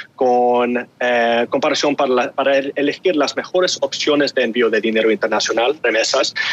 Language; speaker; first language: Spanish; early bilingual, heritage; Spanish